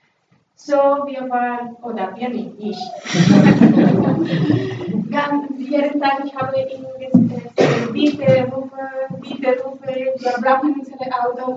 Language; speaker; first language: German; non-native, learner; Spanish